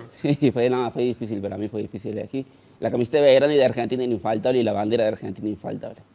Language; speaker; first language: Spanish; native; Spanish